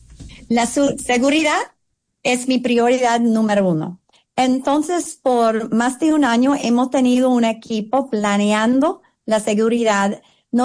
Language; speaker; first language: Spanish; non-native, fluent; English